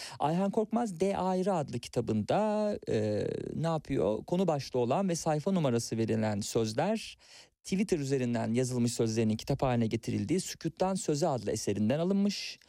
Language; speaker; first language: Turkish; native; Turkish